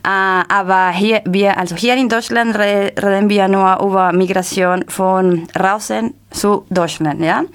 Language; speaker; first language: German; non-native, learner; Spanish